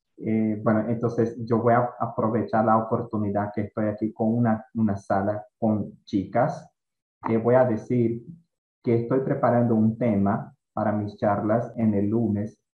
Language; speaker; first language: Spanish; non-native, fluent; Portuguese